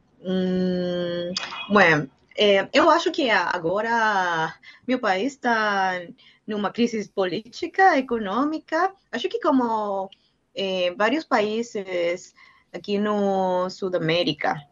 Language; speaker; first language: Portuguese; non-native, learner; Spanish